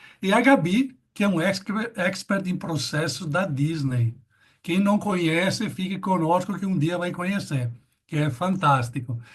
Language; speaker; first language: Portuguese; non-native, fluent; Italian